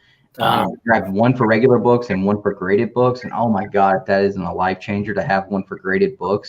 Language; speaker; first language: English; native; English